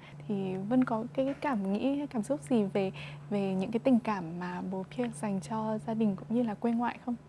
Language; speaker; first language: Vietnamese; native; Vietnamese